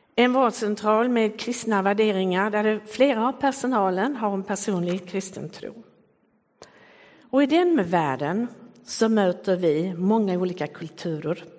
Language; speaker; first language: Swedish; native; Swedish